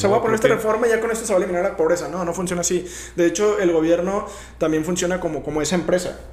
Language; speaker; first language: Spanish; native; Spanish